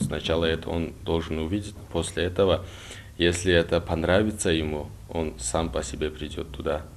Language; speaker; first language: Russian; non-native, local second language; Karachay-Balkar